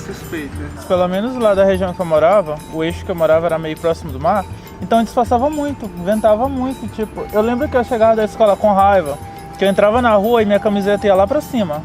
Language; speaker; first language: Portuguese; native; Portuguese